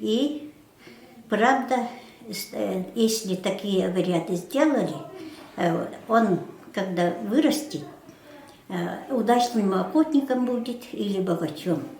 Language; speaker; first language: Russian; non-native, local second language; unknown